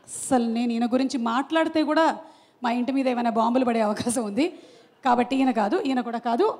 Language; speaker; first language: Telugu; native; Telugu